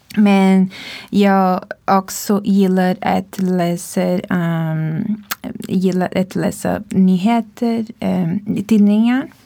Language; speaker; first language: Swedish; non-native, learner; Portuguese